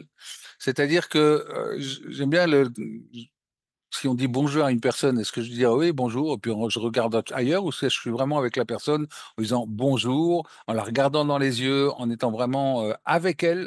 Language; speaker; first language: French; native; French